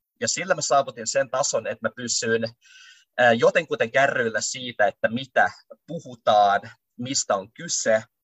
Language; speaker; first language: Finnish; early bilingual, other home language; Russian